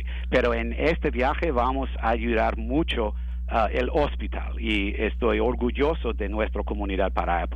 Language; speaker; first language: Spanish; non-native, learner; English